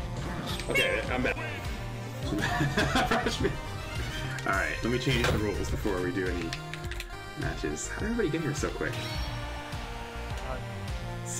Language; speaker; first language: English; native; English